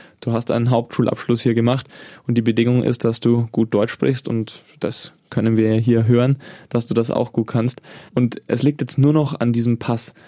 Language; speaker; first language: German; native; German